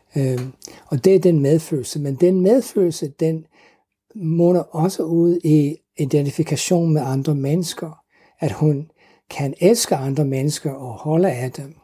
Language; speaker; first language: Danish; non-native, fluent; English